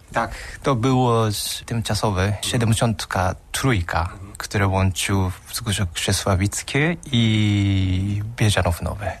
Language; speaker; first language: Polish; non-native, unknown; Japanese